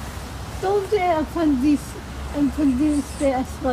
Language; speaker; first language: Spanish; non-native, learner; English